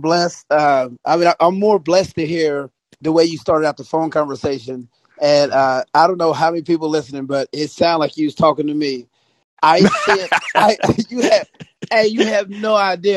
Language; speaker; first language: English; native; English